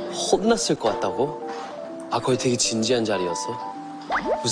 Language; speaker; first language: Korean; non-native, fluent; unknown